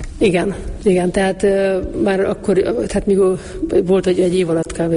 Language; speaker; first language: Hungarian; native; Hungarian